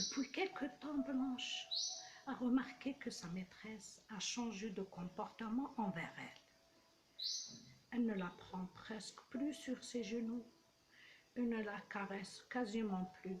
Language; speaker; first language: French; non-native, local second language; Arabic